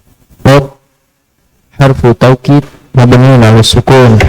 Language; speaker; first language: Arabic; non-native, learner; Indonesian